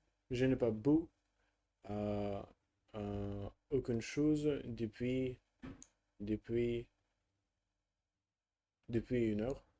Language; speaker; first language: French; non-native, learner; Russian